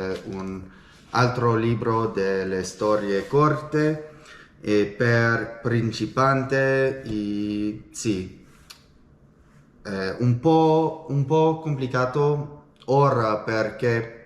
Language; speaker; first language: Italian; non-native, learner; English